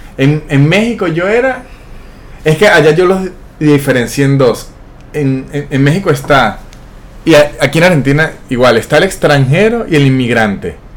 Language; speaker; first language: Spanish; native; Spanish